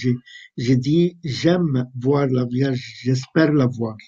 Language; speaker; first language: French; non-native, fluent; Arabic